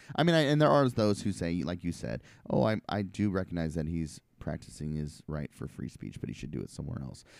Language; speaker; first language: English; native; English